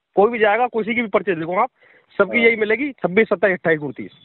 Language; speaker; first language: Hindi; native; Hindi